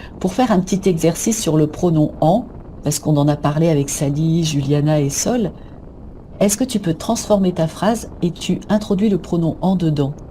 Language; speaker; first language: French; native; French